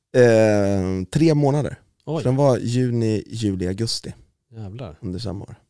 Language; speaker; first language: Swedish; native; Swedish